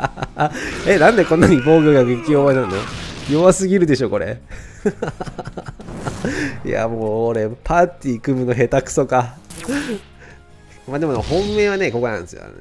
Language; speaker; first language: Japanese; native; Japanese